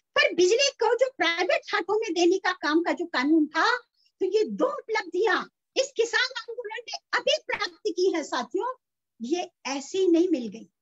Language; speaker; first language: Hindi; native; Hindi